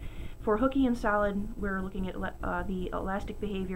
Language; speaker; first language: English; native; English